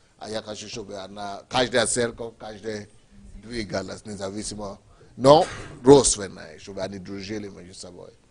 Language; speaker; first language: Russian; non-native, fluent; Yoruba